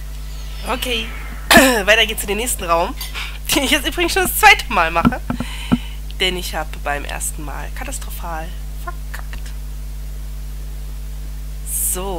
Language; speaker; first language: German; native; German